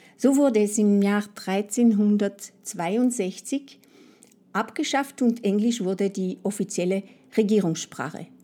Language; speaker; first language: German; non-native, fluent; French